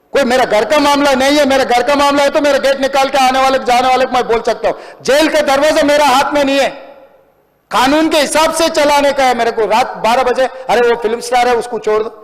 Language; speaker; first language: Hindi; non-native, local second language; Telugu